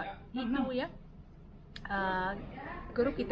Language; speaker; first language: Indonesian; non-native, fluent; Vietnamese